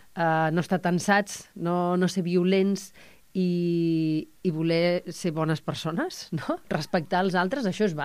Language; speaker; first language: Catalan; native; Catalan